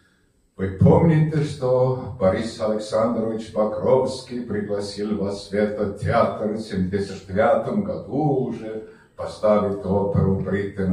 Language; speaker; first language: Russian; native; Russian